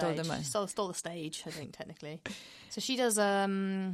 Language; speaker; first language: English; native; English